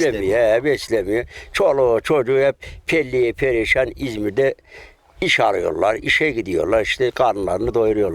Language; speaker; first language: Turkish; native; Turkish